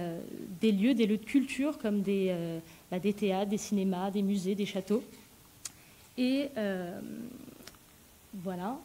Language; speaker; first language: French; native; French